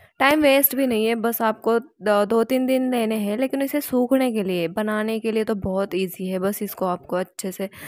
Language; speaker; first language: Hindi; non-native, local second language; Marathi